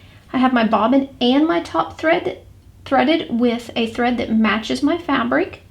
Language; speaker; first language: English; native; English